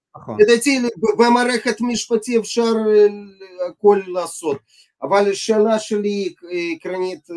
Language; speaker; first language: Hebrew; non-native, fluent; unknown